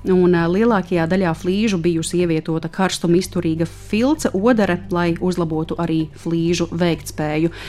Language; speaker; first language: Latvian; native; Latvian